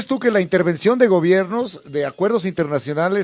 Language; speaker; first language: Spanish; native; Spanish